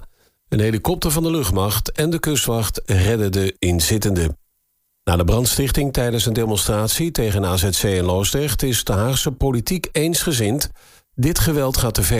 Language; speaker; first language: Dutch; native; Dutch